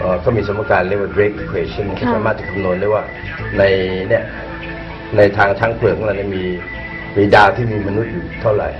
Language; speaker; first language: Thai; native; Thai